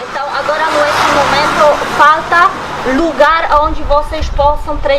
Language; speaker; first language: Portuguese; non-native, learner; Polish